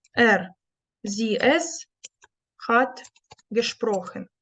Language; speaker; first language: German; non-native, fluent; Ukrainian